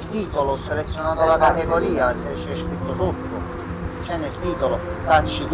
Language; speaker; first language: Italian; native; Italian